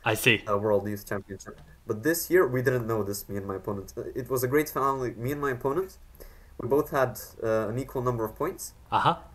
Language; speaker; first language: English; non-native, fluent; Macedonian